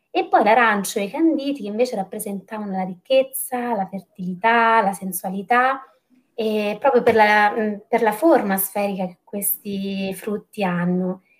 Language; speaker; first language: Italian; native; Italian